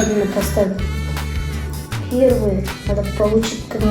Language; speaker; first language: Russian; non-native, local second language; Kazakh